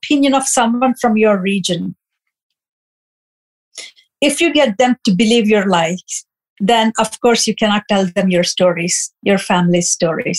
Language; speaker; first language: English; non-native, local second language; Telugu